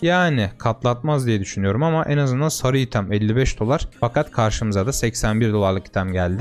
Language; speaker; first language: Turkish; native; Turkish